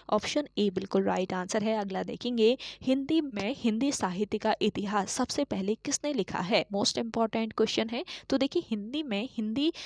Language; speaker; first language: Hindi; native; Hindi